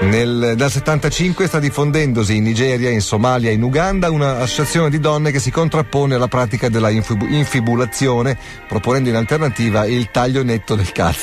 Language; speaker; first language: Italian; native; Italian